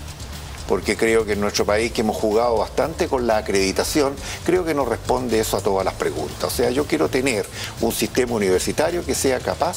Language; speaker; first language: Spanish; native; Spanish